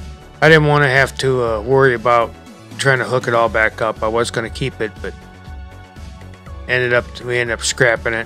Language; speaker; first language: English; native; English